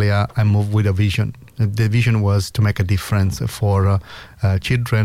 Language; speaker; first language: English; non-native, fluent; Italian